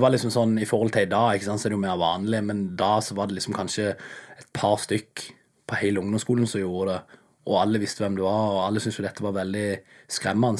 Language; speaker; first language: Norwegian; native; Norwegian